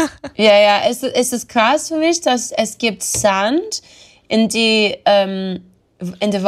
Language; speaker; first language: German; non-native, learner; English